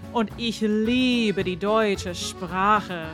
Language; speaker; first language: German; non-native, fluent; English